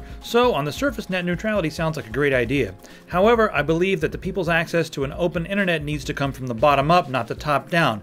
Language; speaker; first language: English; native; English